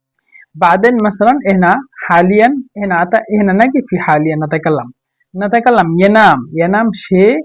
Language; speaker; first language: Arabic; non-native, fluent; Bangla